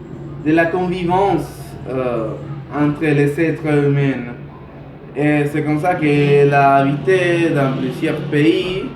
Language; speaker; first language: French; non-native, learner; Spanish